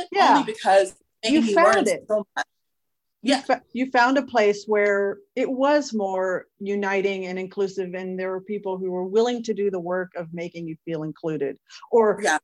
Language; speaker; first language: English; native; English